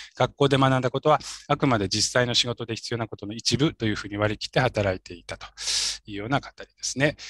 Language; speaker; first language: Japanese; native; Japanese